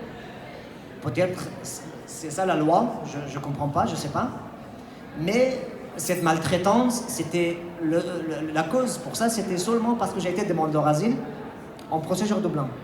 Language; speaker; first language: French; non-native, fluent; Persian